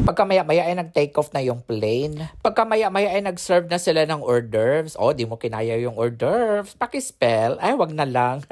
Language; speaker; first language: Filipino; native; Filipino